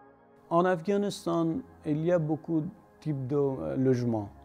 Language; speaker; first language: French; non-native, learner; Persian